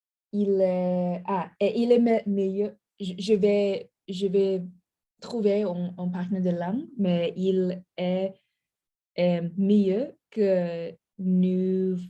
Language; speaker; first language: French; non-native, learner; English